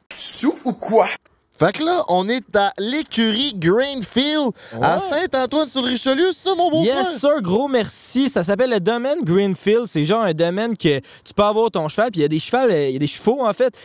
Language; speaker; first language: French; native; French